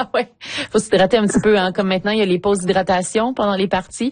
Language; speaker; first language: French; native; French